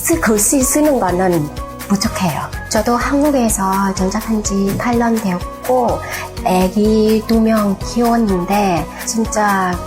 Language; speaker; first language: Korean; non-native, fluent; Vietnamese